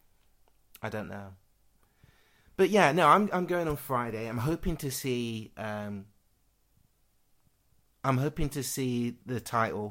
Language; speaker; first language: English; native; English